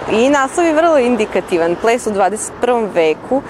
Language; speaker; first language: Serbian; native; Serbian